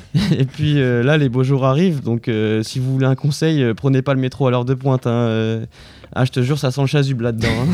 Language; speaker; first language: French; native; French